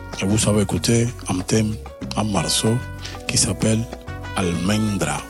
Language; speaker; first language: French; non-native, learner; Spanish